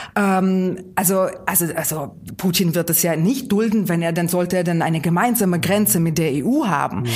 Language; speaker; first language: German; non-native, fluent; Ukrainian